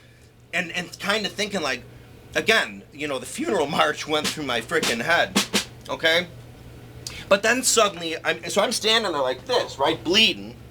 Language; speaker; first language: English; native; English